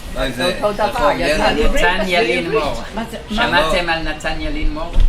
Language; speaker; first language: Hebrew; non-native, fluent; English